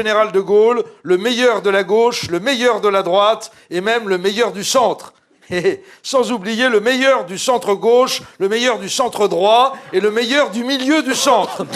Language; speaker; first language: French; native; French